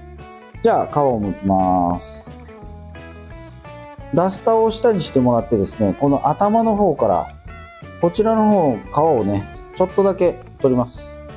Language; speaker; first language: Japanese; native; Japanese